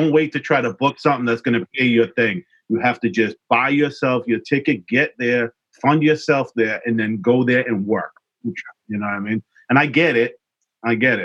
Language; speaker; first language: English; non-native, fluent; Kabuverdianu